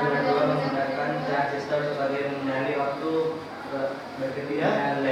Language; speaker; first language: Indonesian; native; Indonesian